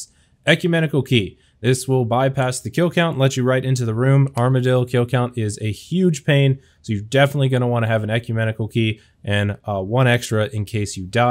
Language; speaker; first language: English; native; English